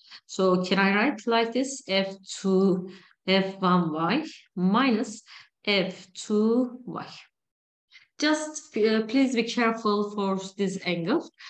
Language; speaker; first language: English; non-native, fluent; Turkish